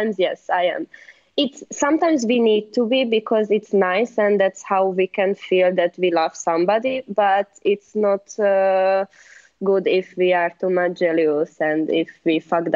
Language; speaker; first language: English; non-native, learner; Hungarian